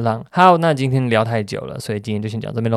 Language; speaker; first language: Chinese; native; Chinese